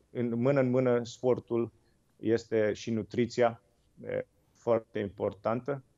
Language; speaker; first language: Romanian; native; Romanian